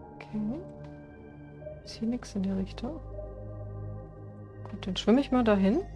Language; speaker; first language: German; native; German